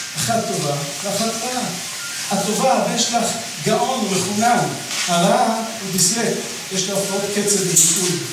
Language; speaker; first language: Hebrew; native; Hebrew